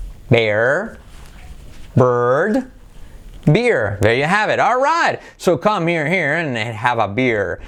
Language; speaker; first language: English; non-native, fluent; Spanish